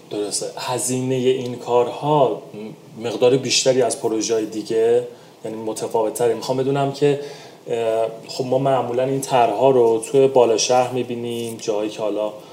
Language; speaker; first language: Persian; native; Persian